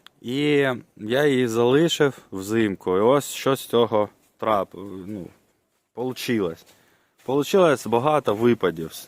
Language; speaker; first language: Ukrainian; non-native, local second language; Russian